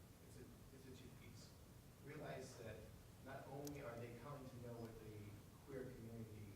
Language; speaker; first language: English; native; English